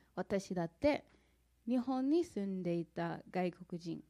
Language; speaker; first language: Japanese; non-native, fluent; English